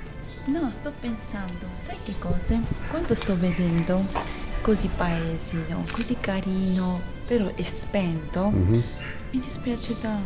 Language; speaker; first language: Italian; non-native, learner; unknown